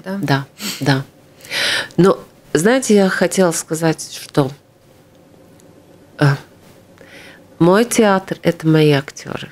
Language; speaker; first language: Russian; non-native, local second language; Latvian